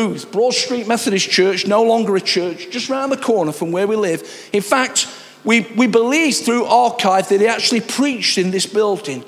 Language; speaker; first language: English; native; English